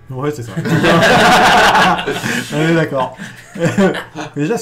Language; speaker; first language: French; native; French